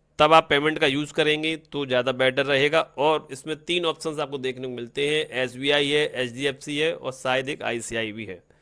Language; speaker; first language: Hindi; native; Hindi